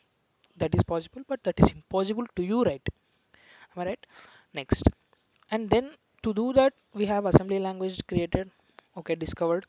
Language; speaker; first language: English; non-native, local second language; Telugu